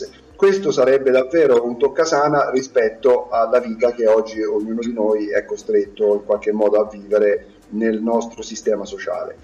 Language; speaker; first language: Italian; native; Italian